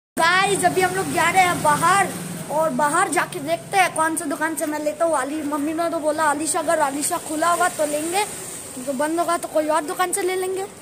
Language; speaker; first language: Hindi; non-native, local second language; Bangla